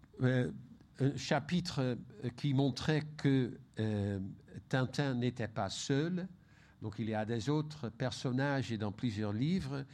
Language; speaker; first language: French; non-native, fluent; Dutch